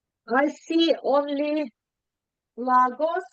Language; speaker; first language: English; non-native, learner; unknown